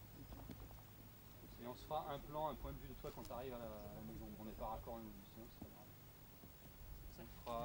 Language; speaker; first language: French; native; French